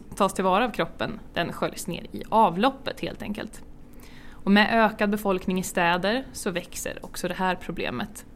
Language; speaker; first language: Swedish; native; Swedish